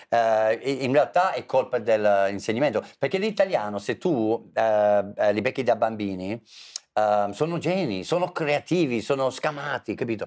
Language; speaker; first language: Italian; non-native, fluent; English